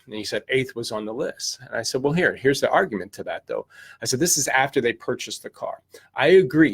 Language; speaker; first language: English; native; English